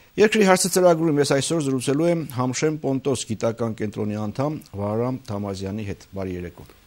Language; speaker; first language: Armenian; native; Armenian